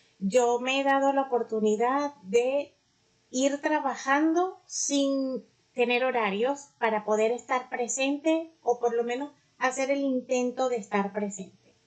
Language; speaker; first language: Spanish; native; Spanish